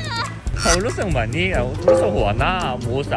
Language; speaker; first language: Thai; non-native, fluent; Korean